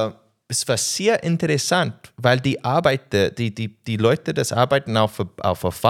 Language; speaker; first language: German; non-native, learner; English